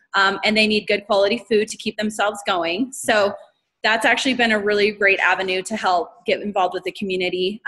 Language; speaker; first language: English; native; English